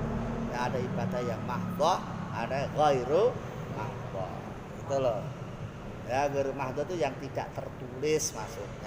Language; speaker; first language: Indonesian; native; Indonesian